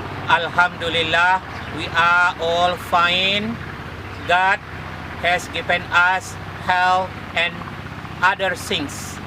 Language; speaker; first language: English; non-native, fluent; Indonesian